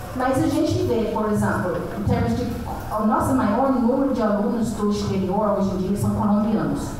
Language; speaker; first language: Portuguese; non-native, fluent; English